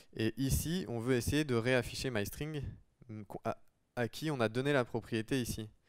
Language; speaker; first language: French; native; French